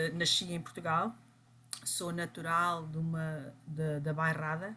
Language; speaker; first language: Portuguese; early bilingual, other home language; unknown